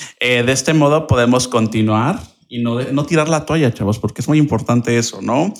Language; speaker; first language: Spanish; native; Spanish